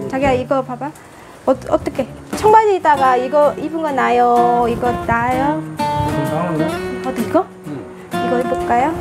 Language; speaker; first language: Korean; non-native, fluent; Vietnamese